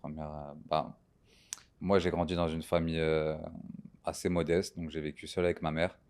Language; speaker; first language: French; native; French